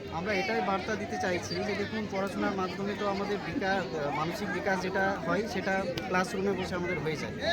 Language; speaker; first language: Bangla; native; Bangla